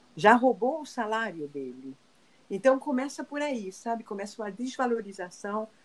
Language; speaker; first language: Portuguese; non-native, fluent; Spanish